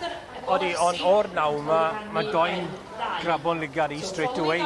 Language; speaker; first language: Welsh; native; Welsh